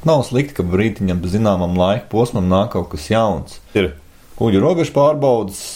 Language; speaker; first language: Latvian; native; Latvian